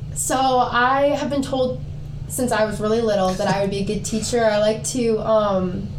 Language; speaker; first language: English; native; English